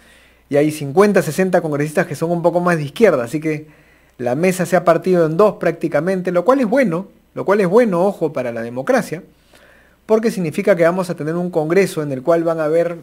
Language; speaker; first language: Spanish; native; Spanish